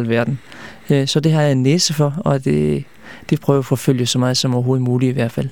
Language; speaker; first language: Danish; early bilingual, other home language; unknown